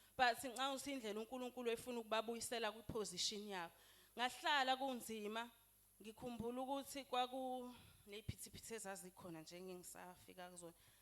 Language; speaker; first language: Zulu; native; Zulu